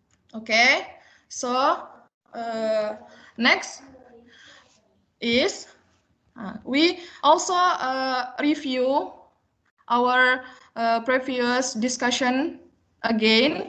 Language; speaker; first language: English; non-native, learner; Indonesian